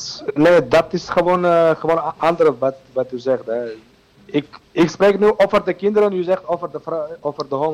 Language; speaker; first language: Dutch; non-native, learner; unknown